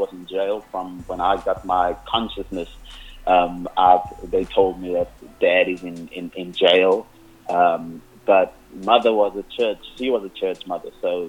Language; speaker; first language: English; non-native, local second language; Afrikaans